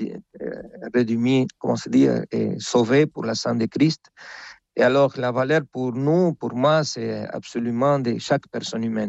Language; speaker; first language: French; non-native, fluent; Spanish